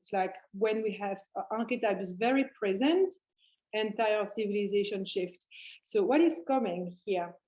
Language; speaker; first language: English; non-native, fluent; French